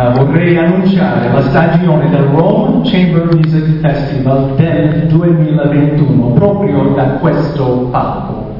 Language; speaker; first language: Italian; non-native, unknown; English